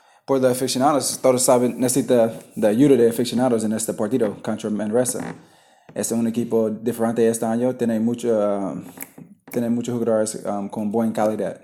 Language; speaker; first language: Spanish; non-native, learner; English